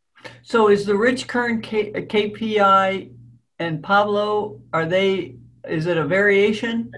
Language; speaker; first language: English; native; English